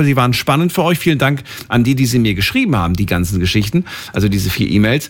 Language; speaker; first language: German; native; German